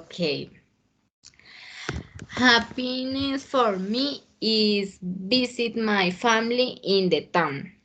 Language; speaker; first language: English; non-native, learner; Spanish